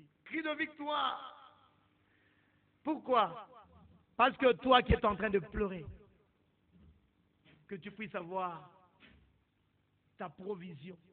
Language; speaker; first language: French; non-native, local second language; Lingala